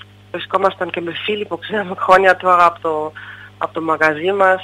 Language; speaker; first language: Greek; non-native, fluent; German